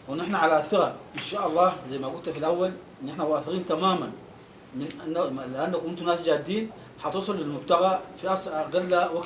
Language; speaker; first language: Arabic; native; Arabic